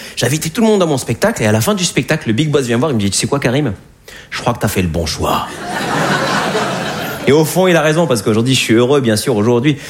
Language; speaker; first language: French; native; French